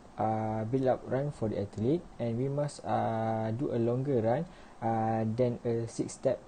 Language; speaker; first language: English; non-native, learner; Malay